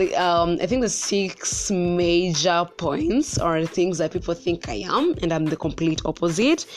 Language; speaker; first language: English; non-native, local second language; Kikuyu